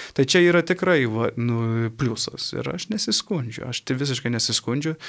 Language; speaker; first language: Lithuanian; early bilingual, heritage; Lithuanian